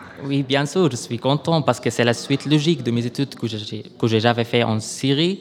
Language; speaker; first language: French; non-native, learner; Arabic